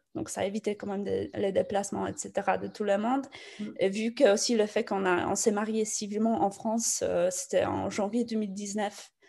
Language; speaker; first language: French; non-native, fluent; Polish